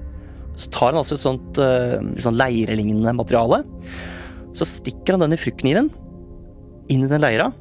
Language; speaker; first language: Norwegian; native; Norwegian